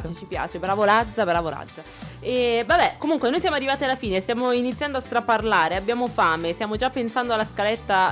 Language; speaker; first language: Italian; native; Italian